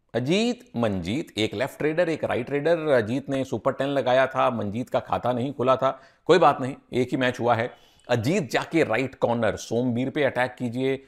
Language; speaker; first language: Hindi; native; Hindi